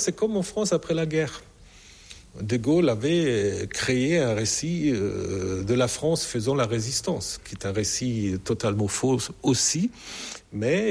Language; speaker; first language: French; non-native, fluent; German